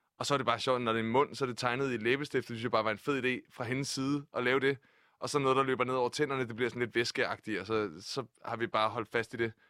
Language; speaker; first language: Danish; native; Danish